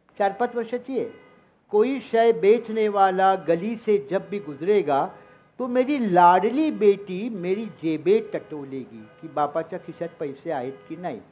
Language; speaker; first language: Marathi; native; Marathi